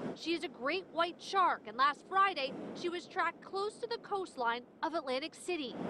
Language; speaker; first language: English; native; English